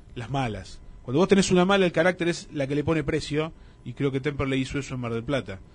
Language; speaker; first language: Spanish; native; Spanish